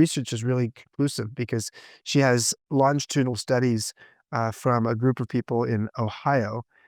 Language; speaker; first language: English; native; English